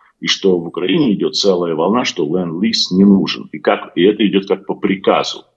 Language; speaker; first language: Russian; early bilingual, heritage; Russian